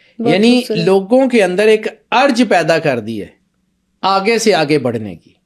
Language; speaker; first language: Urdu; non-native, local second language; Punjabi